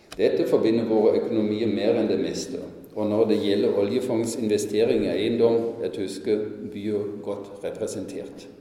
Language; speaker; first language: Norwegian; non-native, fluent; German